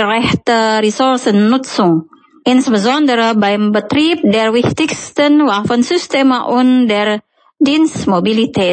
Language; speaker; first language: German; non-native, fluent; Indonesian